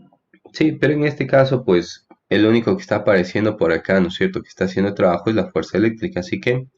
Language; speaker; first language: Spanish; native; Spanish